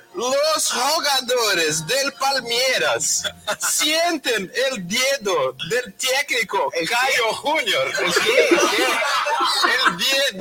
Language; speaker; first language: Spanish; non-native, learner; Portuguese